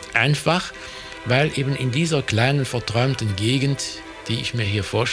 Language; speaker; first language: German; native; German